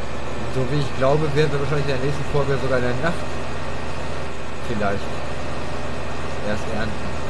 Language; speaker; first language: German; native; German